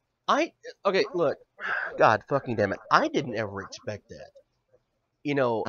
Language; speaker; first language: English; native; English